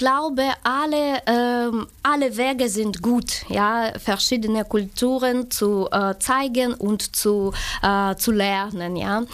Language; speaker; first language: German; non-native, learner; Ukrainian